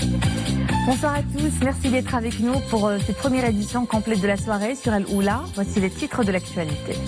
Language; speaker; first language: French; non-native, local second language; Arabic